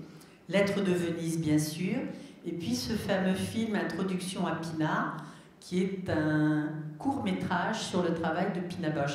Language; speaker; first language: French; native; French